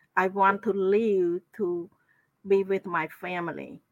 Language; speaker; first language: English; non-native, fluent; Khmer